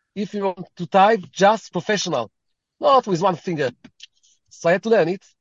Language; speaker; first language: English; early bilingual, heritage; Hebrew